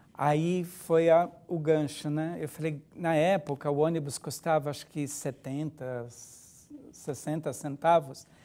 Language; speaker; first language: Portuguese; native; Portuguese